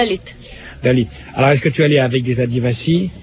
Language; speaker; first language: French; native; French